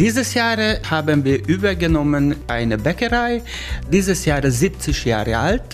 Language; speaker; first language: German; non-native, learner; Hungarian